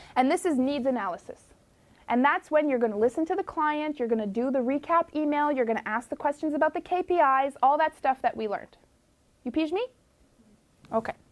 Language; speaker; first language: English; native; English